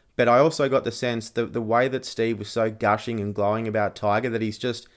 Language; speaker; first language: English; native; English